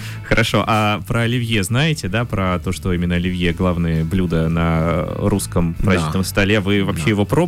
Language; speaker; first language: Russian; native; Russian